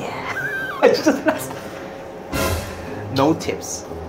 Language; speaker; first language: English; non-native, fluent; Korean